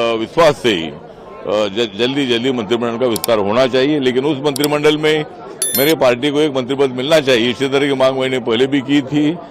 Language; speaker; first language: Hindi; non-native, local second language; Marathi